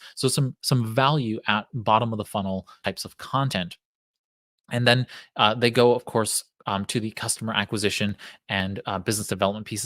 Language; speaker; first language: English; native; English